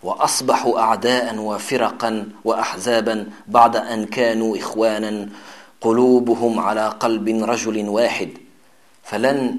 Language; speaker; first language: Arabic; non-native, fluent; French